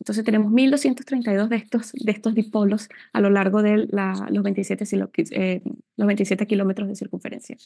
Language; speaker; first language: Spanish; native; Spanish